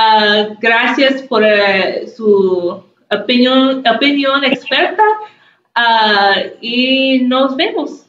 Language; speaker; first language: Spanish; non-native, learner; English